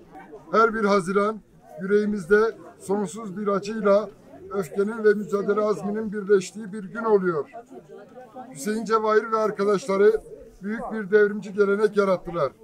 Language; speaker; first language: Turkish; native; Turkish